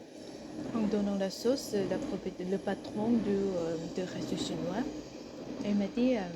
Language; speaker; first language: French; non-native, fluent; Korean